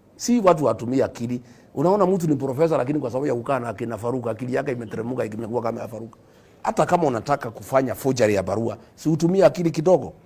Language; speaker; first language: Swahili; non-native, local second language; Kikuyu